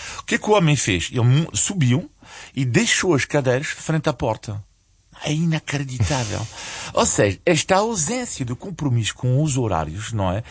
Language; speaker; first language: Portuguese; non-native, fluent; French